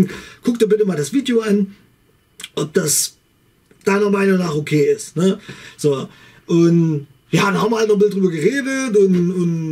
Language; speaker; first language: German; native; German